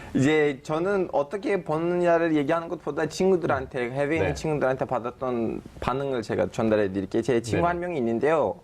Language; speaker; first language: Korean; non-native, fluent; Turkish